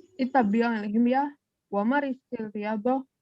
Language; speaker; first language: Arabic; non-native, learner; Indonesian